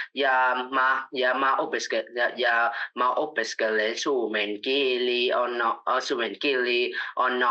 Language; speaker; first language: Finnish; non-native, learner; Vietnamese